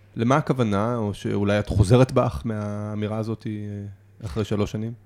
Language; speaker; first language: Hebrew; native; Hebrew